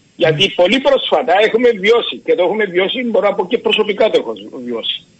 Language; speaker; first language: Greek; native; Greek